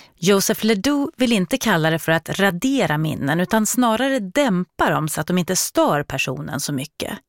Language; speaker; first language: Swedish; native; Swedish